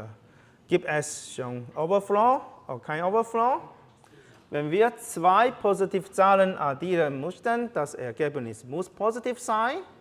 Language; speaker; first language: German; non-native, learner; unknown